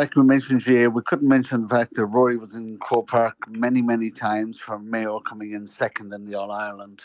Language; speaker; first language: English; native; English